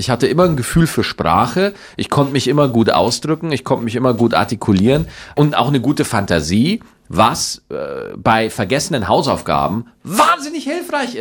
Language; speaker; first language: German; native; German